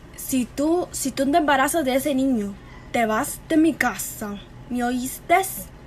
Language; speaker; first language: Spanish; early bilingual, other home language; English